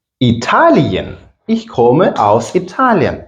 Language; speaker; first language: German; non-native, fluent; Ukrainian